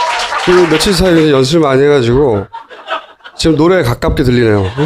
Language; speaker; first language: Korean; native; Korean